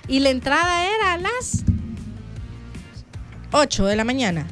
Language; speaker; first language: Spanish; native; Spanish